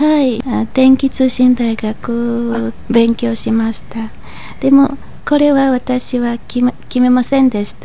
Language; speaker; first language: Japanese; non-native, fluent; Bulgarian